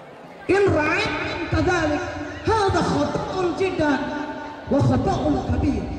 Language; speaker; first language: Arabic; non-native, learner; Achinese